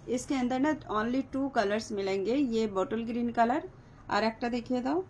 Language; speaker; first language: Hindi; non-native, local second language; Bangla